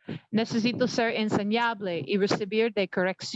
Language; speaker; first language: Spanish; non-native, learner; English